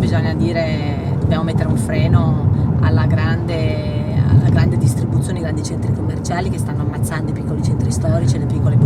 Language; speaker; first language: Italian; native; Italian